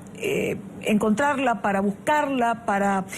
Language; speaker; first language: Spanish; native; Spanish